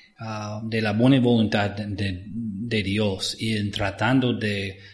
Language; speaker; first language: Spanish; non-native, fluent; English